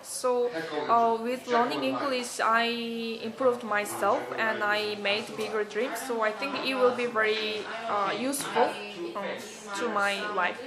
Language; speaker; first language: English; non-native, learner; Korean